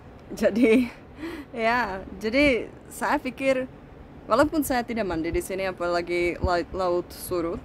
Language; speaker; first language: Indonesian; non-native, fluent; Czech